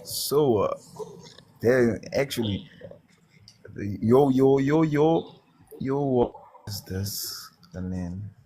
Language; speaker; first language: English; non-native, learner; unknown